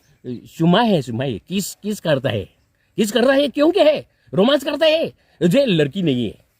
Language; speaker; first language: Hindi; non-native, local second language; Manipuri